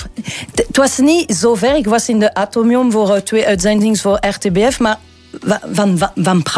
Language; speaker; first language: Dutch; non-native, local second language; French